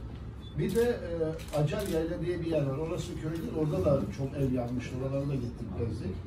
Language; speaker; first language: Turkish; native; Turkish